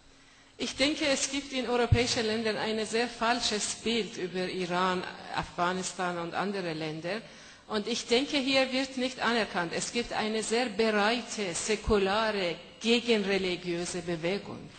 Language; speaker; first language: German; non-native, fluent; Persian